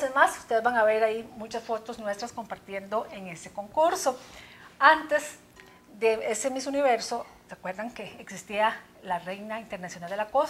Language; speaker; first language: Spanish; native; Spanish